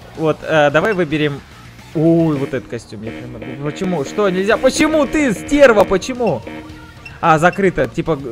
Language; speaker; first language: Russian; native; Russian